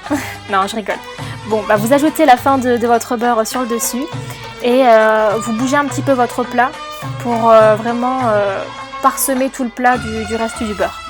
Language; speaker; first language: French; native; French